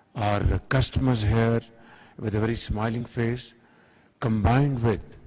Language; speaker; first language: English; non-native, local second language; Urdu